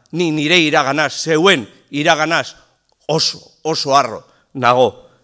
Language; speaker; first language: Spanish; native; Spanish